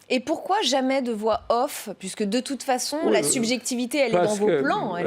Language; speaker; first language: French; native; French